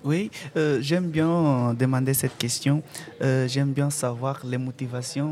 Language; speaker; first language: French; non-native, fluent; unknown